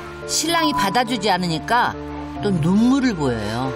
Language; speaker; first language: Korean; native; Korean